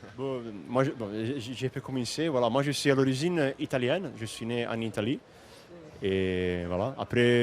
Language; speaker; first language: French; non-native, fluent; Italian